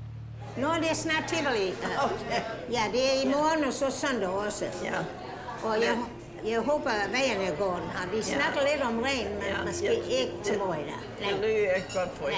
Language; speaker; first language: Danish; early bilingual, heritage; English